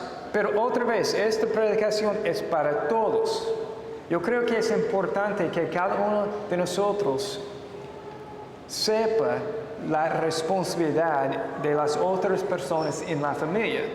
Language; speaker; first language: Spanish; non-native, fluent; English